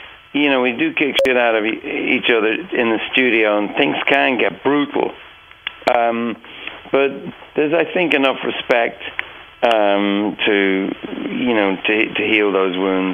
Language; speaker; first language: English; native; English